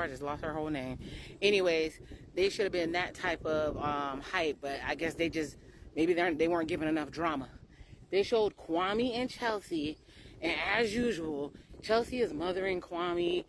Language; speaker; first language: English; native; English